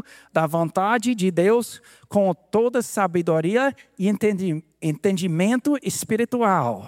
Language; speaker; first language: Portuguese; non-native, fluent; English